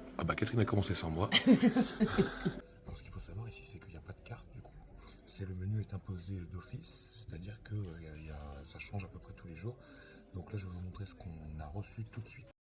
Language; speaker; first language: French; native; French